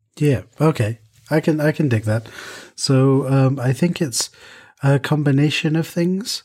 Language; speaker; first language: English; native; English